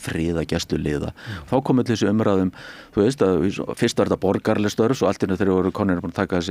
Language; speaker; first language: Icelandic; native; Icelandic